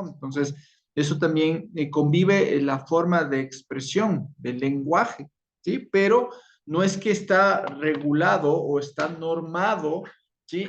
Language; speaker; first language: Spanish; native; Spanish